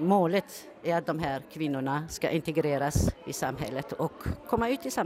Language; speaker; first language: Swedish; non-native, fluent; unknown